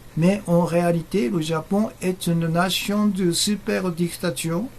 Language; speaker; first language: French; non-native, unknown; Japanese